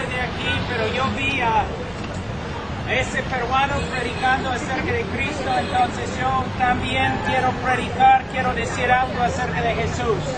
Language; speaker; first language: Spanish; non-native, fluent; English